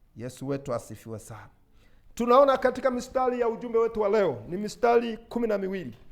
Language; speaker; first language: Swahili; non-native, local second language; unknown